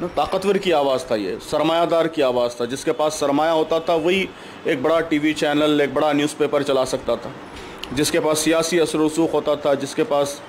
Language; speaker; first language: Urdu; native; Urdu